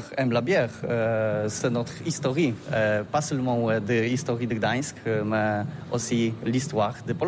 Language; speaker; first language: French; non-native, fluent; Polish